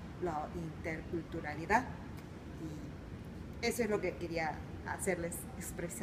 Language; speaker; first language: Spanish; early bilingual, heritage; Spanish